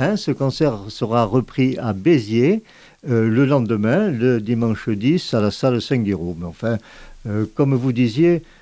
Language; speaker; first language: French; native; French